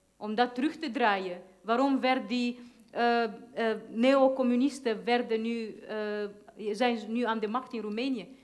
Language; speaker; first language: Dutch; non-native, fluent; Hungarian